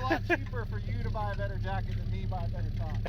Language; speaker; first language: English; native; English